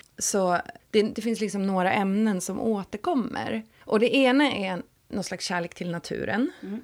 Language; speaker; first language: Swedish; native; Swedish